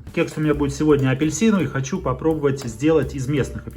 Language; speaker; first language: Russian; native; Russian